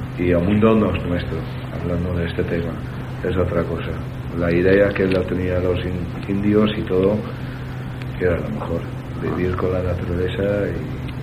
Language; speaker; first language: Spanish; non-native, fluent; Dutch